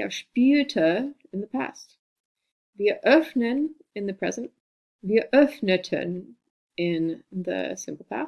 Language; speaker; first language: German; non-native, fluent; English